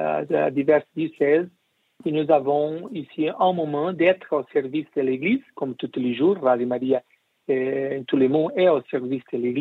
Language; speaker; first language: French; non-native, learner; Portuguese